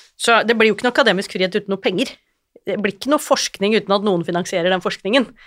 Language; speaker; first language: Norwegian; native; Norwegian